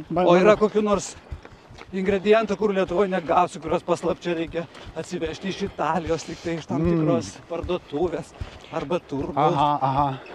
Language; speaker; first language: Lithuanian; native; Lithuanian